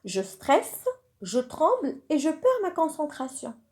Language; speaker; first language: French; non-native, local second language; Arabic